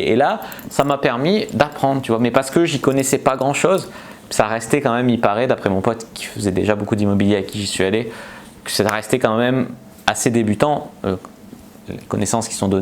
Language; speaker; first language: French; native; French